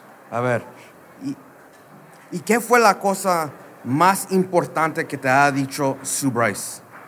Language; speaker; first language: Spanish; early bilingual, heritage; Spanish